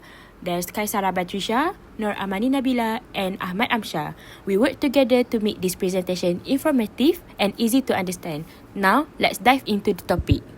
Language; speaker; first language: English; non-native, local second language; Malay